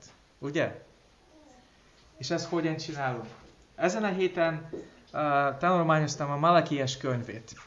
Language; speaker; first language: Hungarian; non-native, fluent; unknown